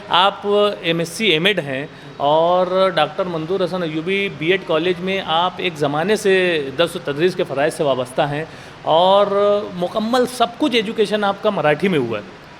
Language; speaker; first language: Urdu; native; Urdu